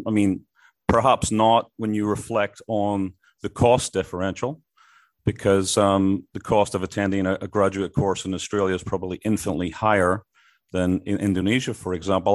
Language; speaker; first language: English; native; English